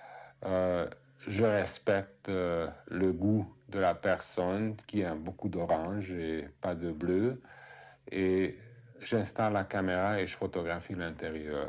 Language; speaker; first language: French; non-native, fluent; Hungarian